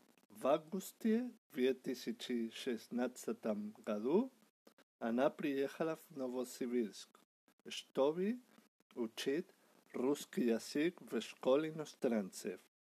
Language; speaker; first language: Russian; non-native, learner; Spanish